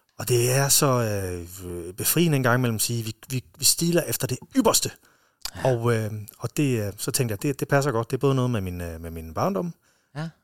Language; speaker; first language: Danish; early bilingual, heritage; Danish